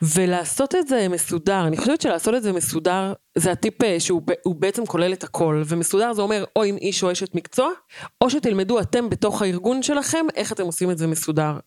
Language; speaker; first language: Hebrew; native; Hebrew